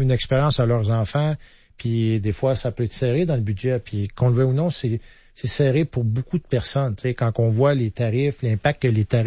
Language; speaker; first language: French; native; French